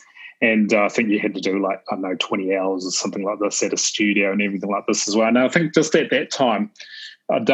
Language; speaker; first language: English; native; English